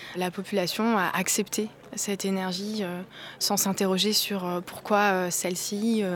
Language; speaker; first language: French; native; French